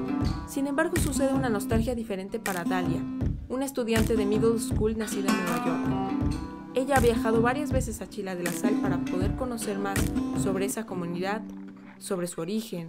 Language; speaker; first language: Spanish; native; Spanish